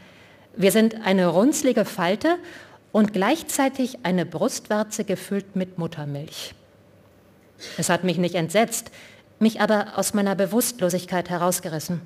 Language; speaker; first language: German; native; German